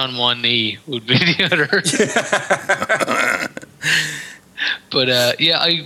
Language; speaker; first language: English; native; English